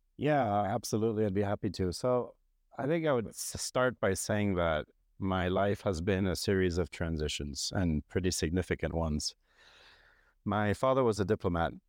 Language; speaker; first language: English; non-native, fluent; French